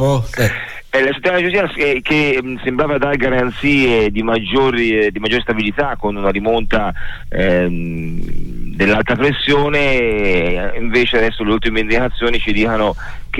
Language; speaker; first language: Italian; native; Italian